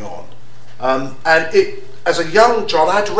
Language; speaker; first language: English; native; English